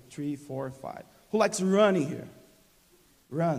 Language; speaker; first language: English; non-native, learner; Portuguese